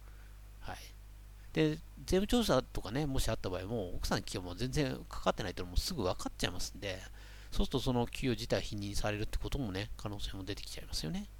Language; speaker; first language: Japanese; native; Japanese